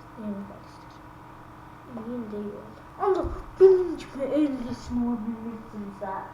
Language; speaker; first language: Turkish; non-native, learner; Azerbaijani